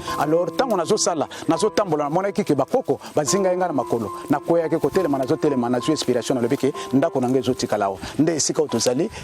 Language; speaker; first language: Lingala; non-native, local second language; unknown